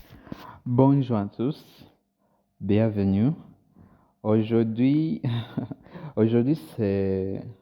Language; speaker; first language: French; non-native, learner; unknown